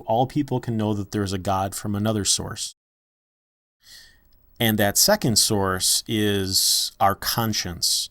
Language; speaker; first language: English; native; English